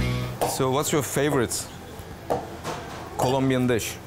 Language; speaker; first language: English; non-native, fluent; Turkish